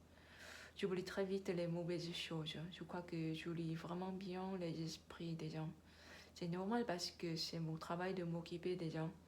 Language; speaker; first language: French; non-native, learner; Korean